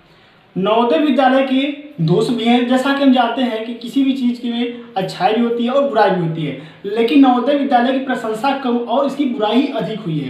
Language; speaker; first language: Hindi; native; Hindi